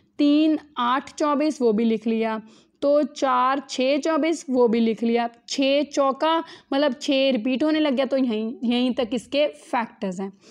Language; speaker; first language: Hindi; native; Hindi